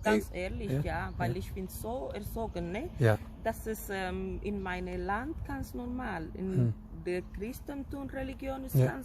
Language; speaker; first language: German; non-native, fluent; Spanish